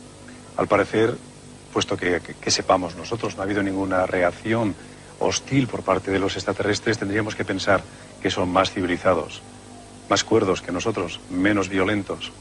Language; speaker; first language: Spanish; native; Spanish